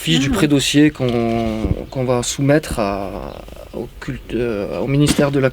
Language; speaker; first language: French; native; French